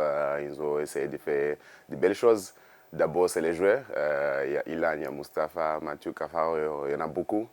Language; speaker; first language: French; non-native, fluent; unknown